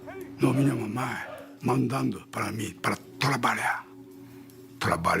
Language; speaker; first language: Portuguese; non-native, learner; Japanese